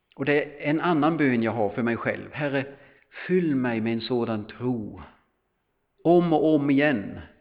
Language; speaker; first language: Swedish; non-native, fluent; German